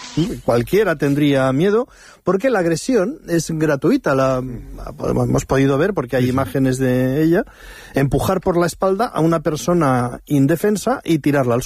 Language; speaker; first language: Spanish; native; Spanish